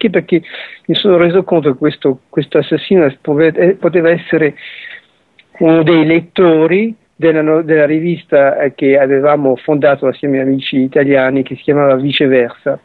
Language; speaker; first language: Italian; early bilingual, heritage; Italian